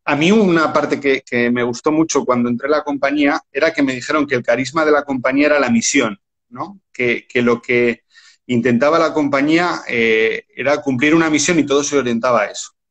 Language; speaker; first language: Spanish; native; Spanish